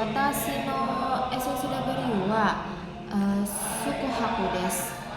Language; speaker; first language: Japanese; non-native, learner; Indonesian